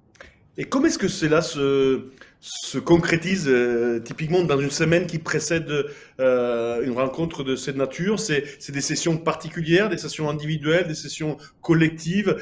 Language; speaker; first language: French; native; French